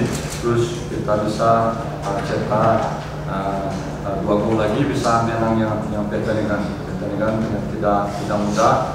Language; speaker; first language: Indonesian; non-native, learner; Portuguese